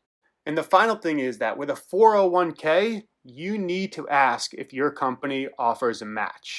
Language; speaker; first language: English; native; English